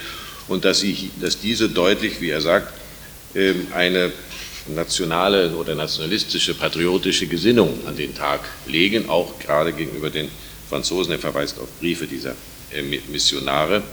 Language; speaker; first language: German; native; German